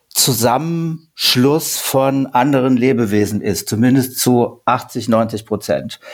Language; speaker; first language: German; native; German